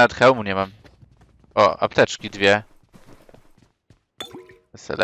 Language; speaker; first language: Polish; native; Polish